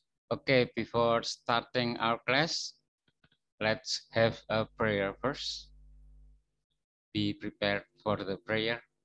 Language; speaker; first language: English; non-native, fluent; Javanese